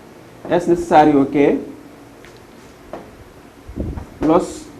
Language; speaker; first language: Spanish; non-native, fluent; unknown